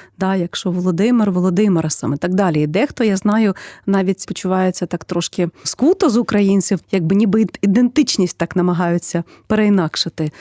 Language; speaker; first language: Ukrainian; native; Ukrainian